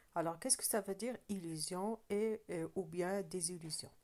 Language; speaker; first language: French; non-native, local second language; Arabic